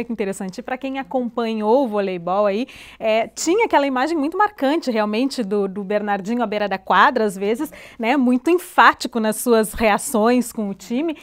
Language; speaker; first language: Portuguese; native; Portuguese